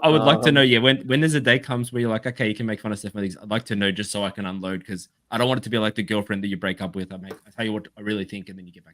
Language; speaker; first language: English; native; English